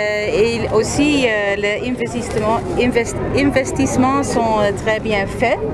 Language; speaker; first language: French; non-native, fluent; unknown